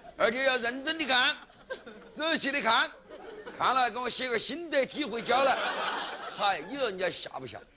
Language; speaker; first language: Chinese; native; Chinese